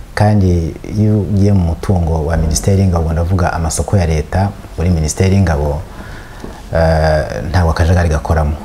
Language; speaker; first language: Kinyarwanda; early bilingual, heritage; Kinyarwanda